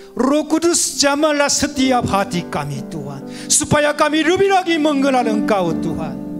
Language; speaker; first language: Indonesian; non-native, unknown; Korean